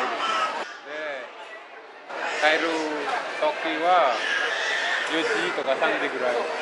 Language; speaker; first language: Japanese; non-native, learner; Indonesian